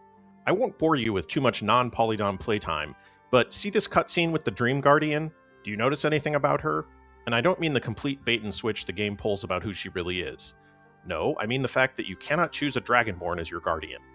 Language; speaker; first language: English; native; English